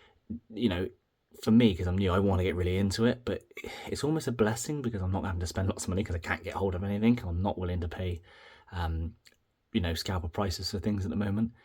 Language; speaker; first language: English; native; English